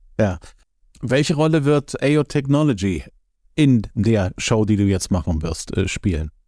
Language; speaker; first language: German; native; German